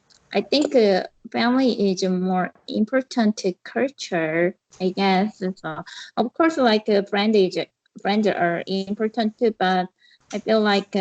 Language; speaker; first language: English; non-native, learner; Korean